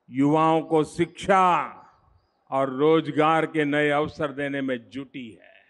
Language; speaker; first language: Hindi; non-native, local second language; Gujarati